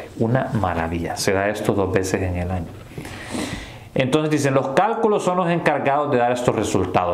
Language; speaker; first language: Spanish; native; Spanish